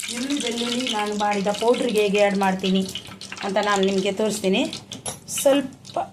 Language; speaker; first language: Kannada; non-native, local second language; Tulu